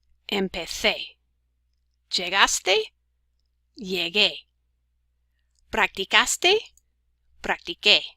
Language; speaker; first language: Spanish; non-native, fluent; English